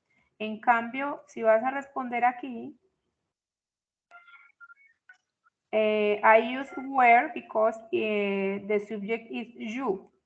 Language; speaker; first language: English; non-native, fluent; Spanish